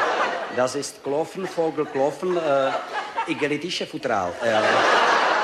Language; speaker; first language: German; non-native, learner; Czech